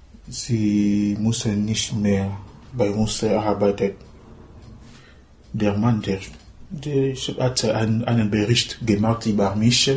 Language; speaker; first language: German; non-native, learner; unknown